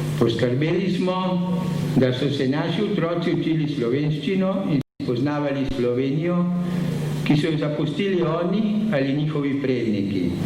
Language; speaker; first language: Slovenian; early bilingual, heritage; Slovenian